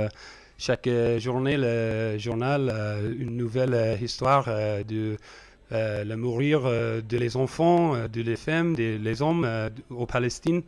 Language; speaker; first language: French; non-native, learner; English